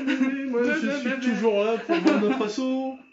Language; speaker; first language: French; native; French